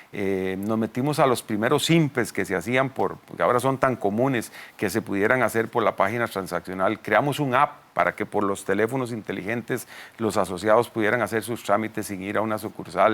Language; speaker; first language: Spanish; native; Spanish